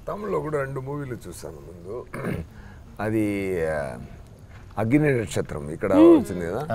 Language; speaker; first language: Telugu; non-native, fluent; Tamil